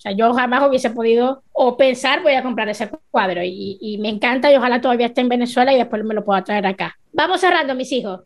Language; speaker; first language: Spanish; native; Spanish